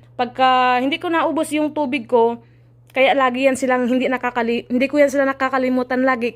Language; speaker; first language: Filipino; non-native, local second language; Cebuano